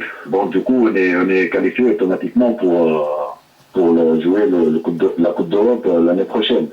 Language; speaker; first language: French; non-native, local second language; Arabic